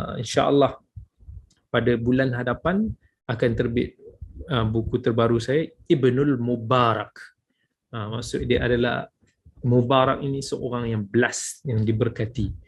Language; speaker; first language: Malay; native; Malay